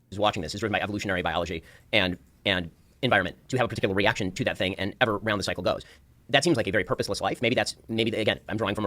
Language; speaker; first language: English; native; English